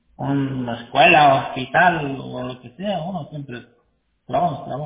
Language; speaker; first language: Spanish; native; Spanish